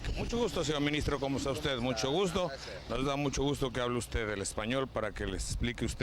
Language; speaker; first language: Spanish; native; Spanish